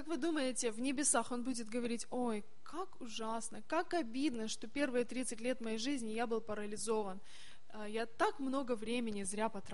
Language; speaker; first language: Russian; native; Russian